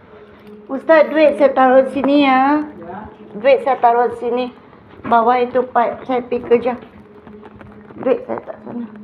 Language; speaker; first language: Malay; non-native, local second language; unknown